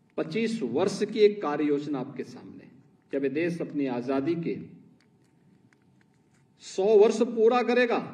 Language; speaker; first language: Hindi; native; Hindi